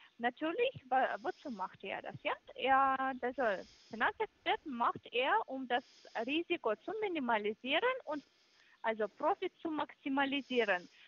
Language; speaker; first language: German; non-native, fluent; Russian